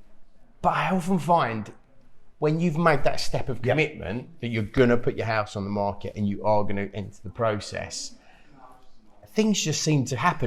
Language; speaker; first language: English; native; English